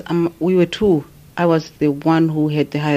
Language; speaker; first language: English; non-native, fluent; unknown